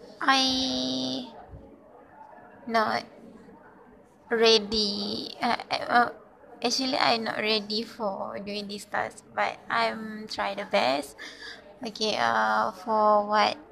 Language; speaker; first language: English; non-native, learner; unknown